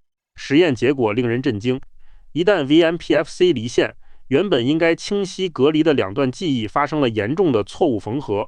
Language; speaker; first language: Chinese; native; Chinese